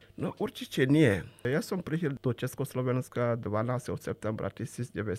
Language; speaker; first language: Slovak; non-native, fluent; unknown